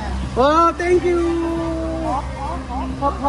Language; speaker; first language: English; non-native, learner; Filipino